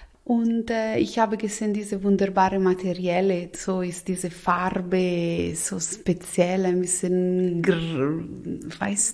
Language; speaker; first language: German; non-native, local second language; Italian